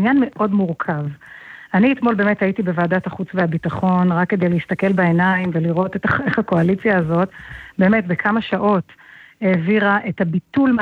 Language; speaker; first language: Hebrew; native; Hebrew